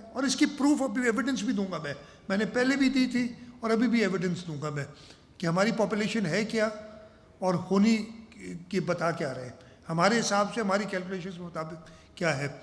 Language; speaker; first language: Urdu; non-native, local second language; Sindhi